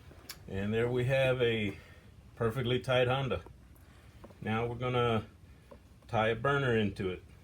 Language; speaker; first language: English; native; English